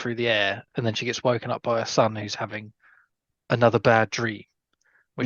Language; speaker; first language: English; native; English